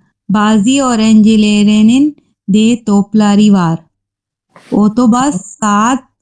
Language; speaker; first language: Turkish; non-native, learner; Urdu